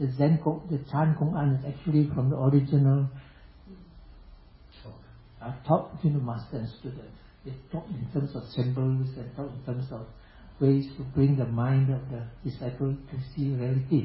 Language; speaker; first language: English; non-native, local second language; Chinese